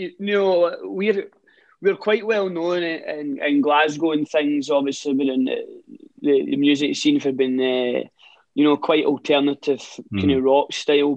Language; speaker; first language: English; native; English